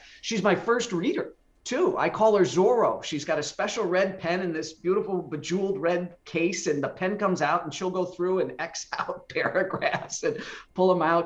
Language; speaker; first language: English; native; English